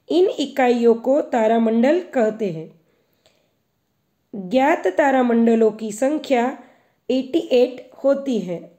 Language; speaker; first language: Hindi; non-native, local second language; Gujarati